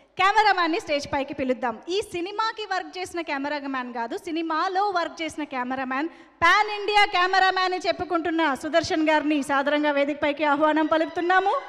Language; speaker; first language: Telugu; native; Telugu